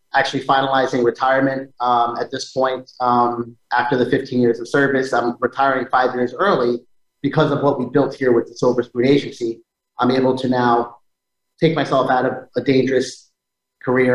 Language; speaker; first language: English; native; English